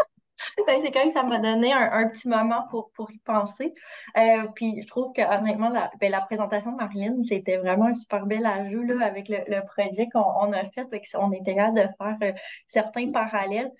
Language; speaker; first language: French; native; French